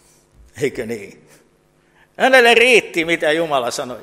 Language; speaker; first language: Finnish; native; Finnish